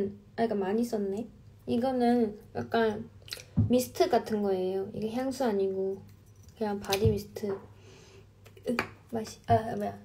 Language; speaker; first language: Korean; non-native, fluent; Chinese